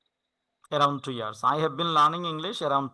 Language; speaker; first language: English; non-native, fluent; Bangla